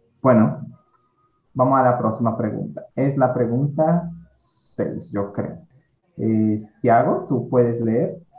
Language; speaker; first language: Spanish; non-native, fluent; Portuguese